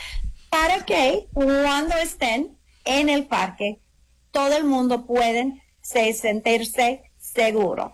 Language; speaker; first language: Spanish; early bilingual, heritage; English